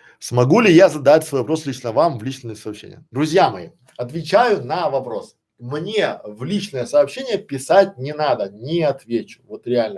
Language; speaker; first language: Russian; native; Russian